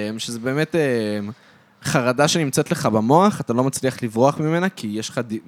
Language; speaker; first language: Hebrew; early bilingual, other home language; French